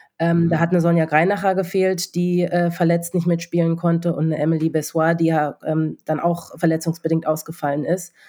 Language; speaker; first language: German; native; German